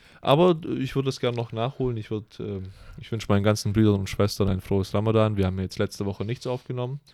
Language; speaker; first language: German; native; German